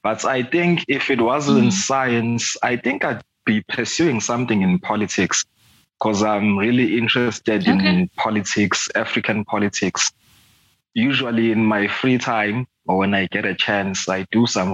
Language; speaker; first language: English; non-native, local second language; Zulu